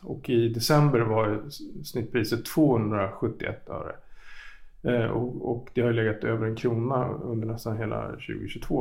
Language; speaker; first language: Swedish; native; Swedish